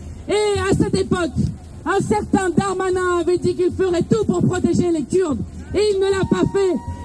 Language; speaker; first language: French; native; French